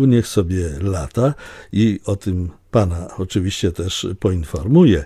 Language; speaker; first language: Polish; native; Polish